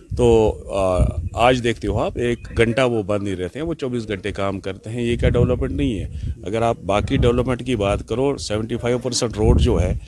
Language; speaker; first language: Urdu; non-native, local second language; Kashmiri